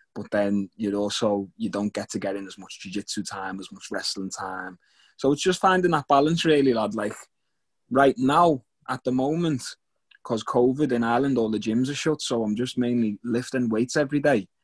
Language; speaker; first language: English; native; English